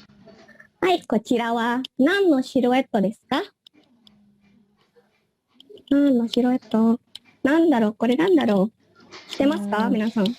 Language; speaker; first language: Japanese; non-native, learner; Indonesian